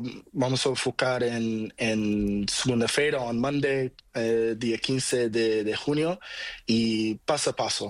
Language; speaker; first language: Spanish; non-native, learner; Portuguese